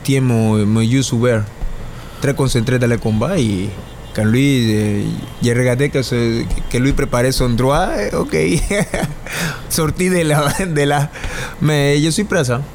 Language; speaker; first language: French; non-native, learner; Spanish